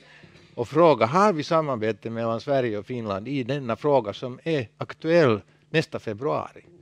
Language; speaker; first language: Swedish; non-native, local second language; Finnish